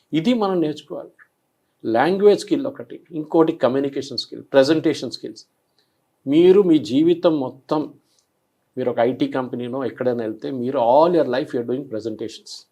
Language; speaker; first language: Telugu; non-native, local second language; Malayalam